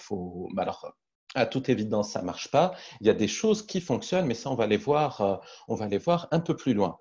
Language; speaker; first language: French; native; French